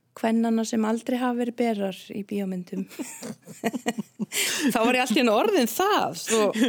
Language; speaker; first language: Icelandic; native; Icelandic